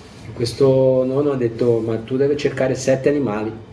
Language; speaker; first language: Italian; non-native, fluent; Portuguese